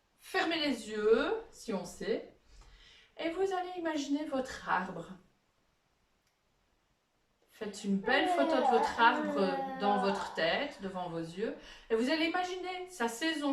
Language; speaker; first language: French; native; French